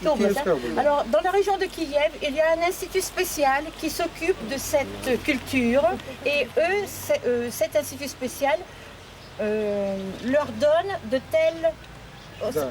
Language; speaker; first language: French; non-native, fluent; Ukrainian